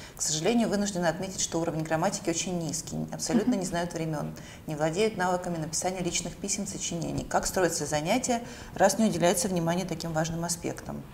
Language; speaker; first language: Russian; native; Russian